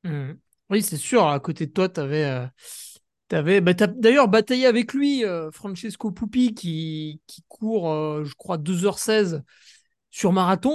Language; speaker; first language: French; native; French